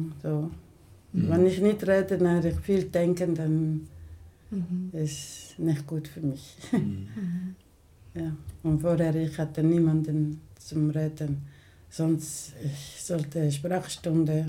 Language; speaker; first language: German; non-native, learner; Somali